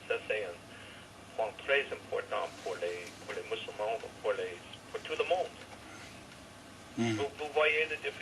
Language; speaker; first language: French; non-native, fluent; English